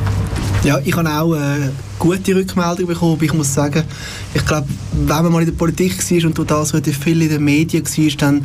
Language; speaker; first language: German; native; German